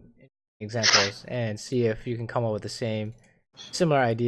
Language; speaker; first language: English; native; English